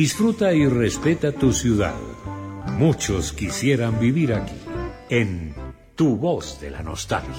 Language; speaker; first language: Spanish; native; Spanish